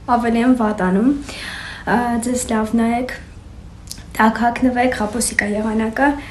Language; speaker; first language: Armenian; early bilingual, heritage; Armenian